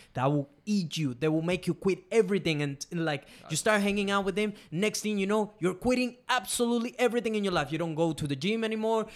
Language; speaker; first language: English; non-native, fluent; Spanish